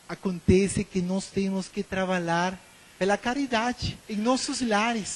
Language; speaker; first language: Portuguese; non-native, learner; Spanish